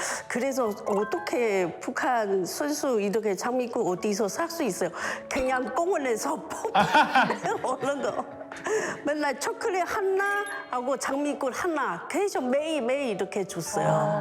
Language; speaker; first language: Korean; non-native, learner; Chinese